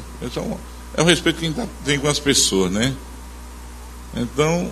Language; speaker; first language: Portuguese; native; Portuguese